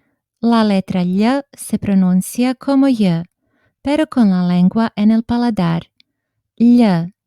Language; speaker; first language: Spanish; non-native, fluent; Serbian